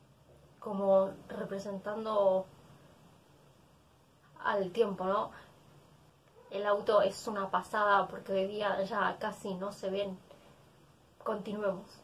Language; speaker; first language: Spanish; native; Spanish